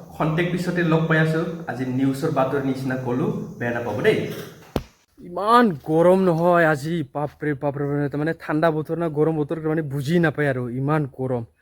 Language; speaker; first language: Assamese; non-native, local second language; Bodo